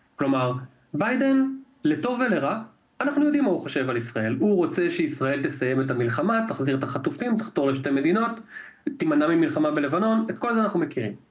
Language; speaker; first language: Hebrew; native; Hebrew